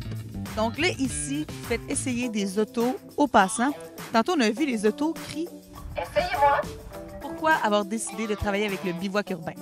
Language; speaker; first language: French; native; French